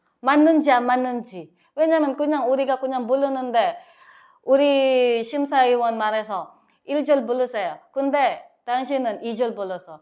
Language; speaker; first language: Korean; non-native, fluent; Filipino